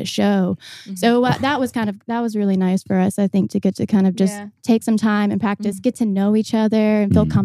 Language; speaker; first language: English; native; English